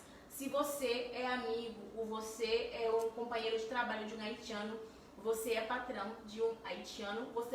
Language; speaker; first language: Portuguese; non-native, fluent; Haitian Creole